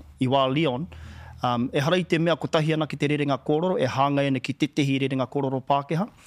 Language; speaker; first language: Māori; non-native, local second language; English